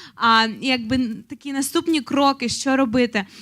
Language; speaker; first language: Ukrainian; native; Ukrainian